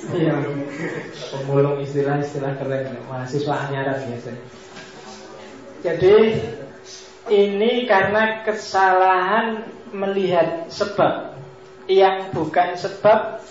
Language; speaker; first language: Indonesian; non-native, local second language; Javanese